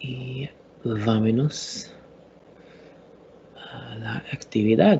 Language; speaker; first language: Spanish; non-native, learner; English